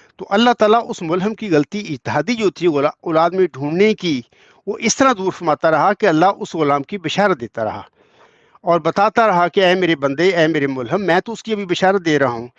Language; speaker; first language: Urdu; non-native, local second language; Punjabi